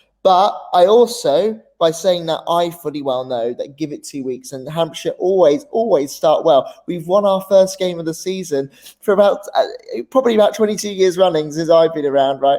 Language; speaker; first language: English; native; English